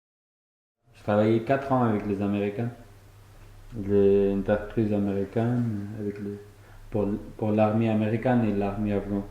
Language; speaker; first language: French; non-native, fluent; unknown